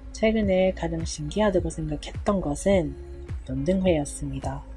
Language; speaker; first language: Korean; non-native, fluent; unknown